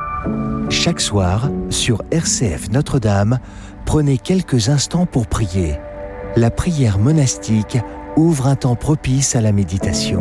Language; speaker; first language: French; native; French